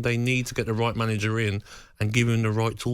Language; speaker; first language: English; native; English